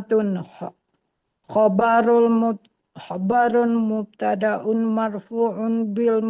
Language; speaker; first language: Arabic; non-native, learner; Indonesian